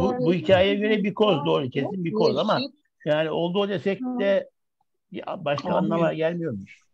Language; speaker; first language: Turkish; native; Turkish